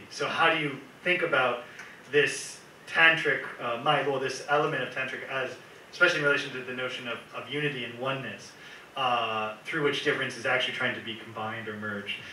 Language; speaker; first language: English; native; English